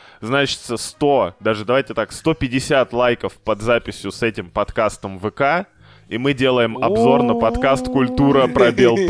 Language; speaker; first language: Russian; native; Russian